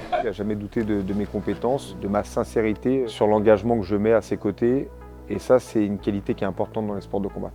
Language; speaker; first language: French; native; French